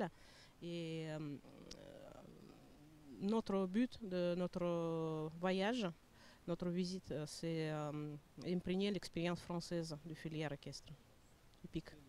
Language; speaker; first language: French; non-native, fluent; Russian